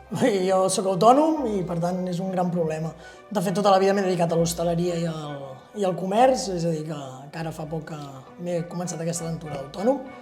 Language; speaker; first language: Catalan; native; Catalan